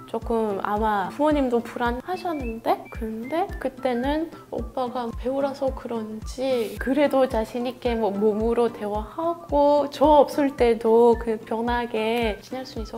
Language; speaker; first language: Korean; non-native, fluent; French